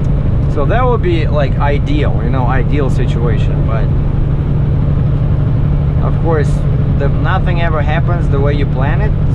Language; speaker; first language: English; non-native, fluent; Russian